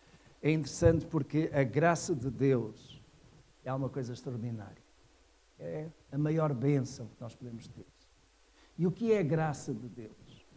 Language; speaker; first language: Portuguese; native; Portuguese